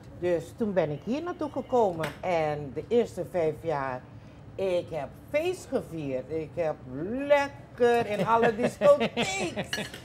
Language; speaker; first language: Dutch; non-native, local second language; Papiamento